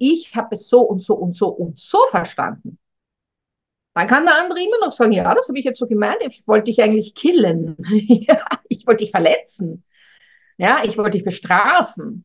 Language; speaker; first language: German; native; German